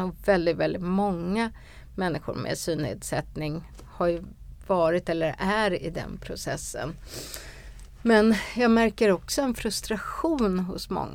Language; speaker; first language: Swedish; native; Swedish